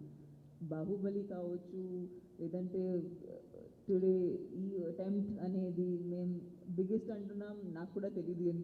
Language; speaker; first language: Telugu; non-native, fluent; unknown